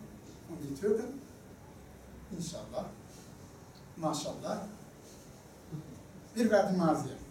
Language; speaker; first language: German; non-native, fluent; Turkish